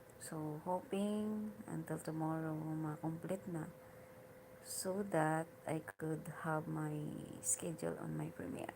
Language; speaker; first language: English; non-native, learner; Hiligaynon